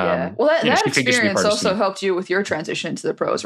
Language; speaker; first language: English; native; English